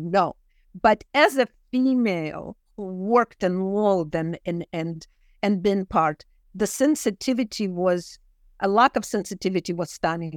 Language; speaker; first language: English; non-native, fluent; Russian